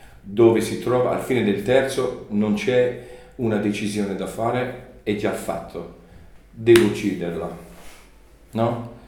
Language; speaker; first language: Italian; non-native, learner; English